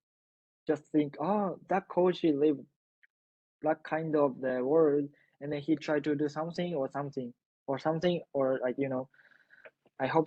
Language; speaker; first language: English; non-native, learner; Japanese